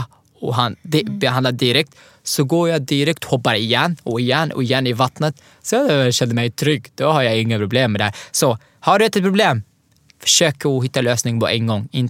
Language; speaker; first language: Swedish; non-native, learner; Arabic